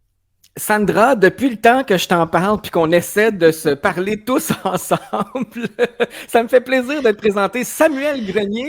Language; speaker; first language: French; native; French